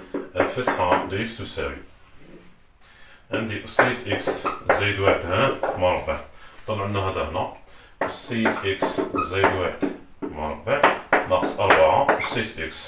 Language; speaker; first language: Arabic; native; Arabic